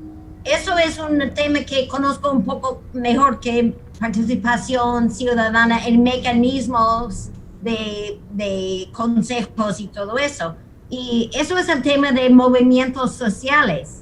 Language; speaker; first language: Spanish; non-native, fluent; English